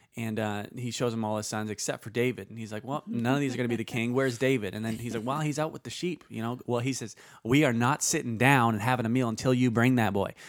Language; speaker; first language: English; early bilingual, other home language; Icelandic